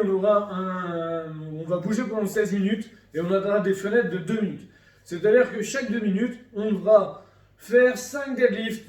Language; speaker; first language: French; native; French